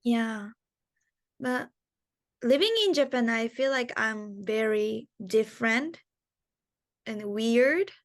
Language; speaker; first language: English; non-native, learner; Japanese